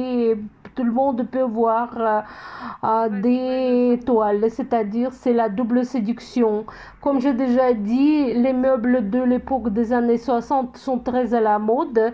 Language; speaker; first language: French; non-native, fluent; Russian